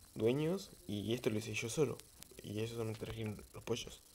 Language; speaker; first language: Spanish; native; Spanish